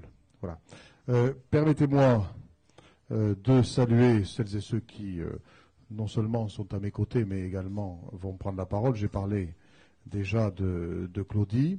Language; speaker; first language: French; native; French